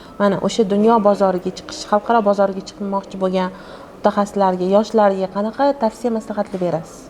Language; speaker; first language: Uzbek; native; Uzbek